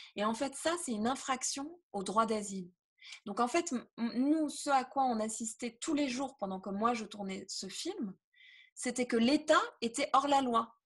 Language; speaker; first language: French; native; French